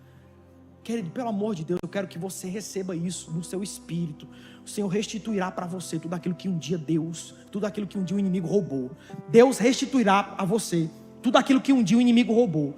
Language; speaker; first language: Portuguese; native; Portuguese